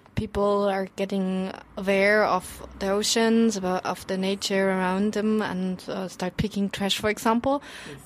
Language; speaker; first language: English; non-native, fluent; German